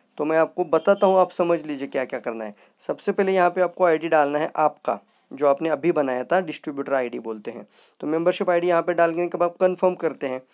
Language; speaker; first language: Hindi; non-native, local second language; Marathi